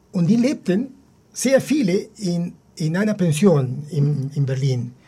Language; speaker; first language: German; non-native, fluent; Spanish